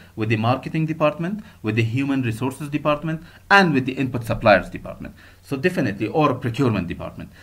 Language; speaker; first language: English; non-native, fluent; Persian